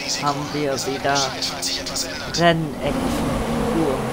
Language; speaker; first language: German; native; German